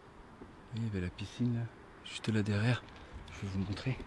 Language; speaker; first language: French; native; French